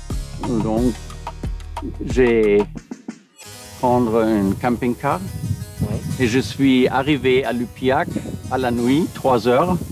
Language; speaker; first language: French; non-native, learner; German